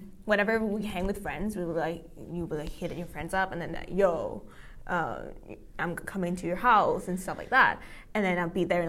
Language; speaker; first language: English; non-native, fluent; Vietnamese